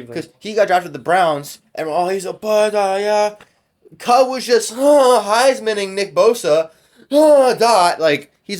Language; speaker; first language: English; native; English